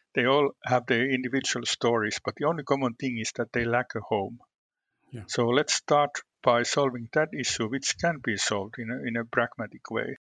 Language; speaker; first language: English; non-native, fluent; Finnish